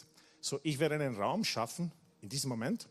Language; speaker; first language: German; non-native, fluent; Italian